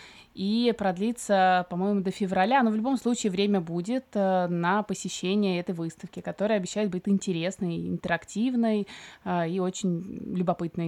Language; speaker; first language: Russian; native; Russian